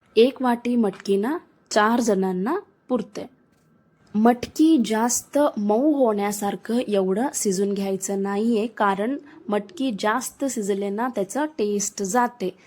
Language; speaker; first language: Marathi; non-native, local second language; Kannada